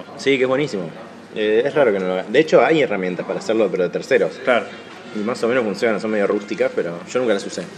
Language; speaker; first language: Spanish; native; Spanish